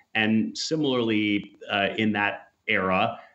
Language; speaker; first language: English; native; English